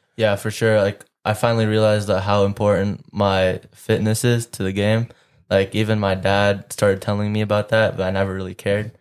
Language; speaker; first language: English; early bilingual, other home language; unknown